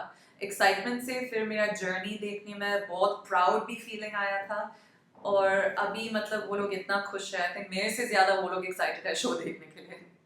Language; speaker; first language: Hindi; non-native, local second language; English